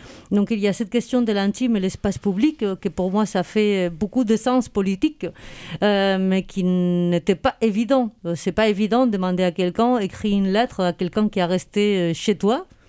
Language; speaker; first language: French; non-native, fluent; Spanish